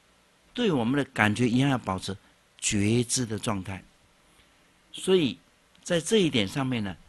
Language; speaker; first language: Chinese; native; Chinese